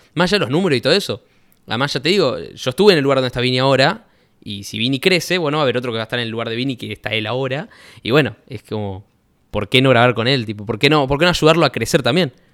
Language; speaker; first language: Spanish; native; Spanish